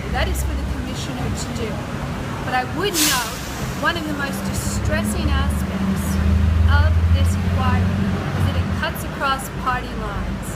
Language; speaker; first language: English; native; English